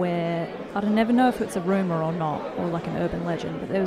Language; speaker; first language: English; native; English